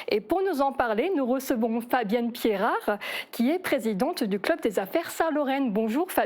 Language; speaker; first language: French; native; French